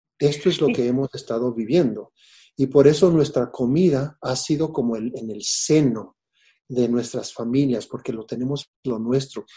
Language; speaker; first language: Spanish; early bilingual, heritage; Spanish